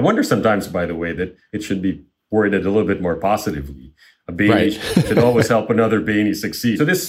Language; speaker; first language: English; non-native, local second language; Filipino